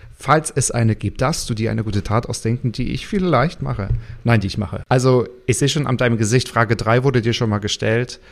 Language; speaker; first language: German; native; German